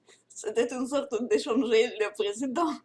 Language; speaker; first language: French; non-native, learner; Russian